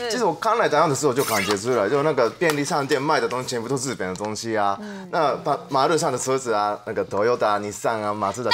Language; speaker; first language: Chinese; non-native, fluent; Japanese